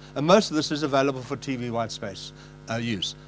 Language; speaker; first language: English; native; English